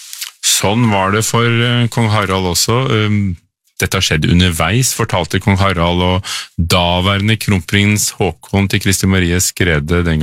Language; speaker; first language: Norwegian; native; Norwegian